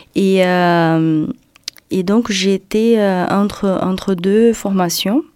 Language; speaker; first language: French; non-native, fluent; Portuguese